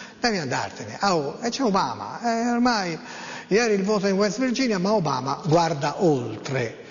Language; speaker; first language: Italian; native; Italian